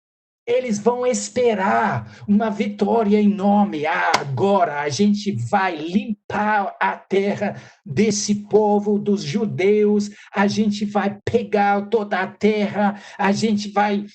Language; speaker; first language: Portuguese; non-native, fluent; English